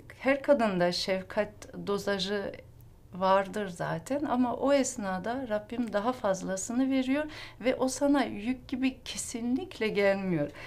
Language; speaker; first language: Turkish; early bilingual, heritage; Turkish